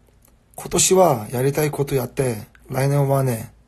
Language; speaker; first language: Japanese; non-native, fluent; Korean